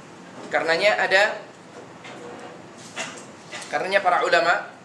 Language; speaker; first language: Indonesian; native; Indonesian